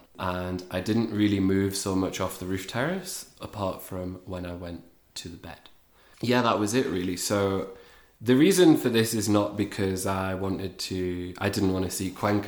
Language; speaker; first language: English; native; English